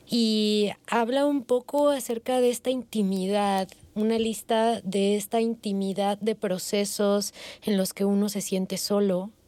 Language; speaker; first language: Spanish; native; Spanish